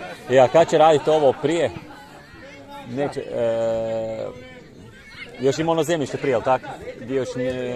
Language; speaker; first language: Serbian; native; Serbian